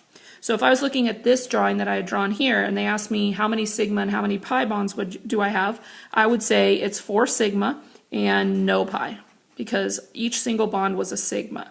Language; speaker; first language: English; native; English